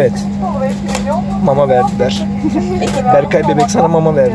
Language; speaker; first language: Turkish; native; Turkish